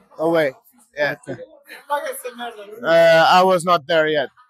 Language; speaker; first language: English; non-native, learner; Portuguese